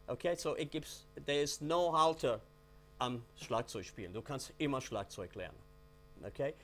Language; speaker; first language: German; non-native, learner; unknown